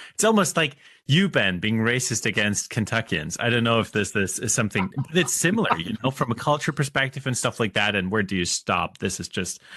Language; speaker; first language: English; non-native, fluent; German